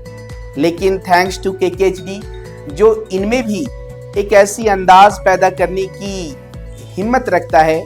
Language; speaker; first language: Hindi; native; Hindi